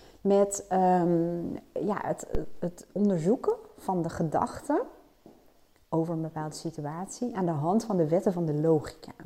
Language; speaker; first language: Dutch; native; Dutch